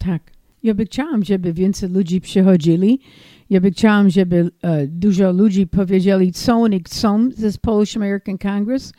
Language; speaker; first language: Polish; early bilingual, heritage; English